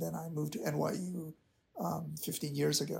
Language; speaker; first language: English; non-native, local second language; Filipino